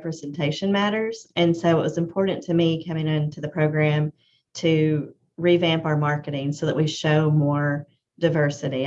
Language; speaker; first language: English; native; English